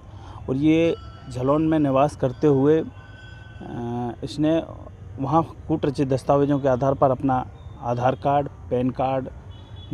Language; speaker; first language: Hindi; native; Hindi